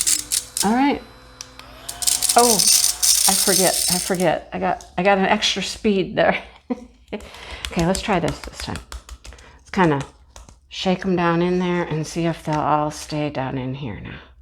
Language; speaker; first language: English; native; English